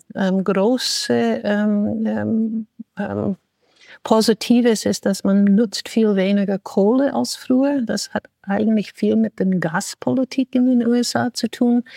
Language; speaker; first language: German; non-native, fluent; English